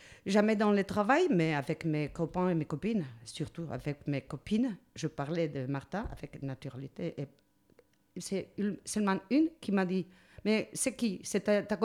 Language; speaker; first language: French; non-native, learner; Spanish